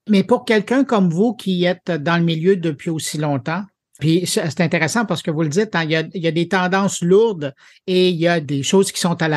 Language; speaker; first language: French; native; French